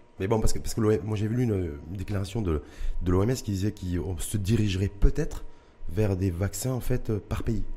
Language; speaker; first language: French; non-native, local second language; Arabic